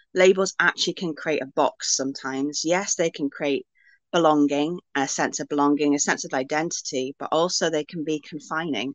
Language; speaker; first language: English; native; English